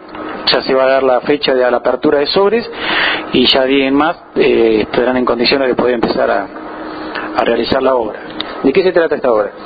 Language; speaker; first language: Spanish; native; Spanish